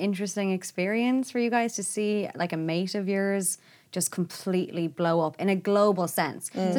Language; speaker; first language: English; native; English